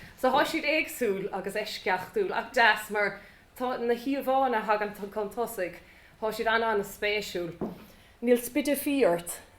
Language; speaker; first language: Irish; native; Irish